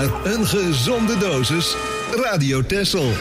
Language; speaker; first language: Dutch; native; Dutch